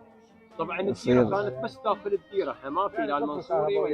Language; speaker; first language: Arabic; native; Arabic